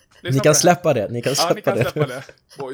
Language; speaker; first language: Swedish; native; Swedish